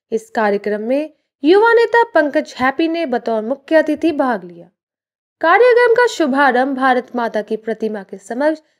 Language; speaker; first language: Hindi; native; Hindi